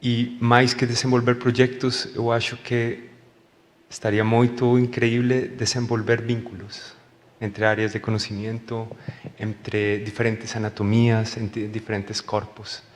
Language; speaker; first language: Portuguese; non-native, learner; Spanish